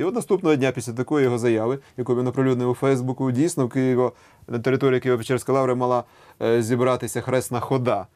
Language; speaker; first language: Ukrainian; native; Ukrainian